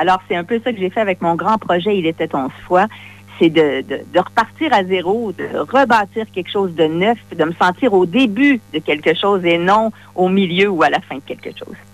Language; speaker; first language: French; native; French